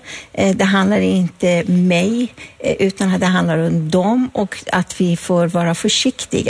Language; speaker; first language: Swedish; non-native, fluent; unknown